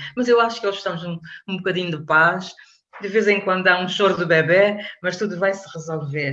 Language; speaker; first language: Portuguese; non-native, local second language; Kabuverdianu